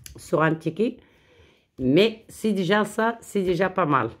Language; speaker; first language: French; non-native, local second language; Arabic